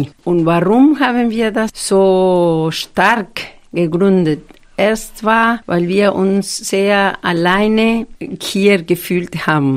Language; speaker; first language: German; non-native, fluent; Spanish